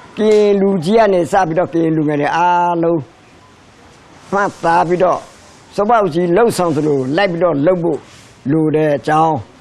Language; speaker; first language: Burmese; non-native, local second language; Karen languages